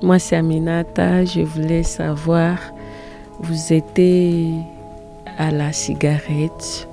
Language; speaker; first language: French; non-native, learner; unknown